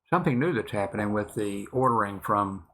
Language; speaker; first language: English; native; English